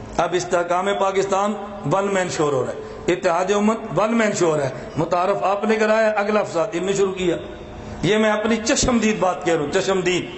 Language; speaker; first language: Urdu; non-native, local second language; Punjabi